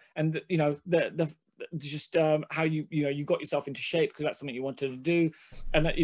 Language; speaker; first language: English; non-native, local second language; Hindi